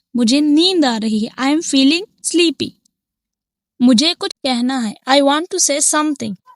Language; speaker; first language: Hindi; native; Hindi